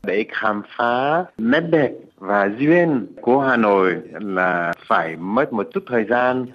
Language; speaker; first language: Vietnamese; non-native, fluent; French